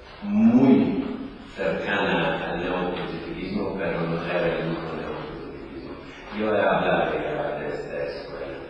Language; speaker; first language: Spanish; non-native, learner; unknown